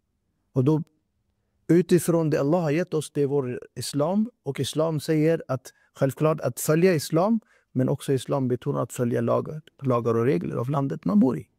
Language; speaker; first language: Swedish; non-native, fluent; Urdu